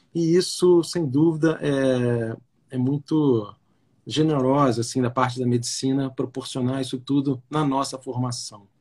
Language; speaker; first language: Portuguese; native; Portuguese